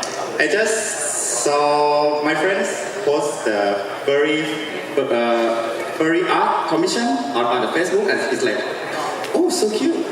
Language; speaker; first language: English; non-native, fluent; Thai